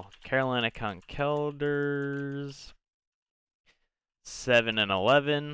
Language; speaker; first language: English; native; English